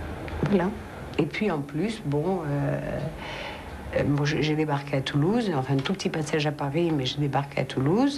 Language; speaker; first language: French; non-native, local second language; Arabic